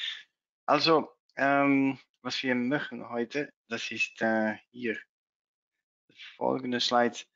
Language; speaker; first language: German; non-native, learner; Dutch